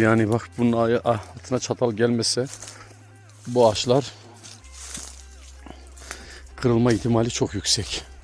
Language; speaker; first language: Turkish; native; Turkish